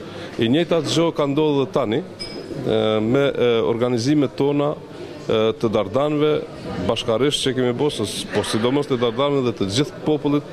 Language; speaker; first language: Albanian; native; Albanian